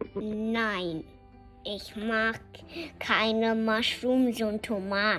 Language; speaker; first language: German; early bilingual, heritage; German